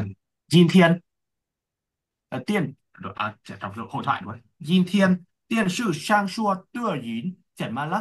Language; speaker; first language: Chinese; non-native, learner; Vietnamese